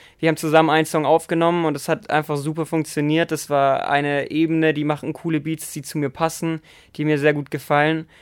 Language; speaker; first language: German; native; German